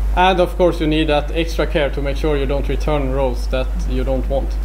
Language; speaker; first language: English; non-native, fluent; Swedish